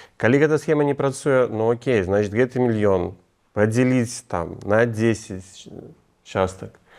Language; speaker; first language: Belarusian; non-native, local second language; Russian